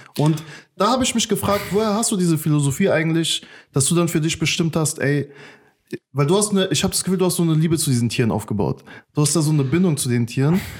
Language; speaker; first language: German; early bilingual, other home language; Persian